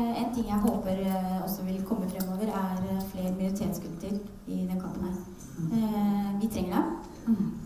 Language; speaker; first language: Norwegian; early bilingual, other home language; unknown